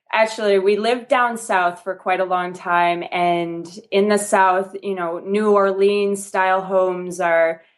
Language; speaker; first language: English; native; English